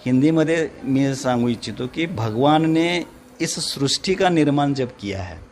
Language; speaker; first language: Hindi; non-native, local second language; Marathi